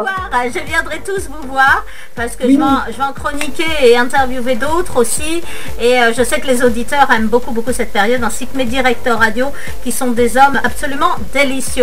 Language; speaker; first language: French; native; French